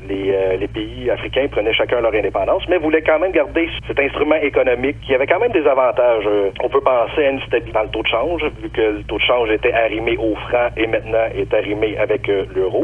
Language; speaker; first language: French; native; French